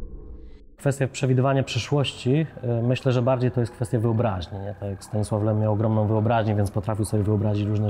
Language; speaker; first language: Polish; native; Polish